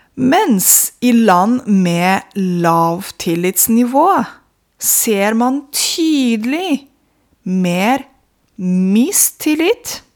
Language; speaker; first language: Norwegian; non-native, fluent; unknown